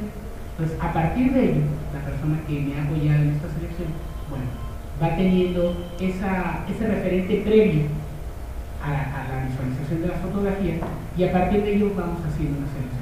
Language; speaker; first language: Spanish; native; Spanish